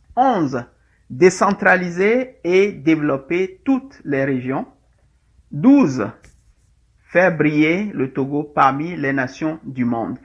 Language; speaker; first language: French; non-native, local second language; Ewe